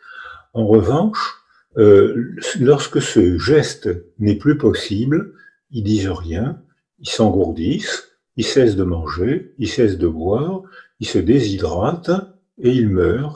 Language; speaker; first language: French; native; French